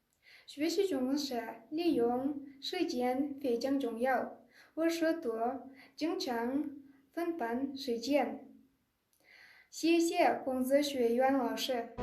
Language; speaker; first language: Chinese; non-native, learner; Kyrgyz